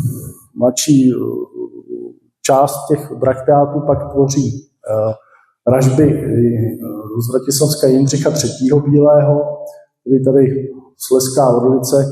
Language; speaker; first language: Czech; native; Czech